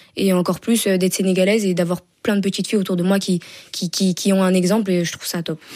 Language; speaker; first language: French; native; French